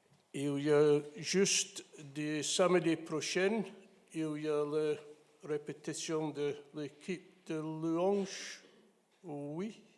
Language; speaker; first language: French; non-native, fluent; English